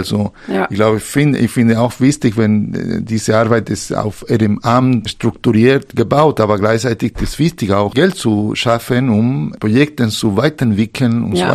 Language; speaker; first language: German; non-native, fluent; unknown